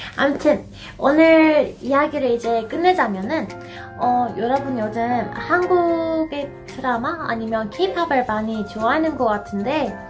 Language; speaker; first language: Korean; non-native, fluent; Persian